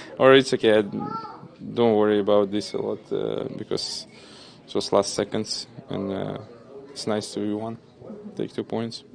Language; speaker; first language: English; non-native, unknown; Russian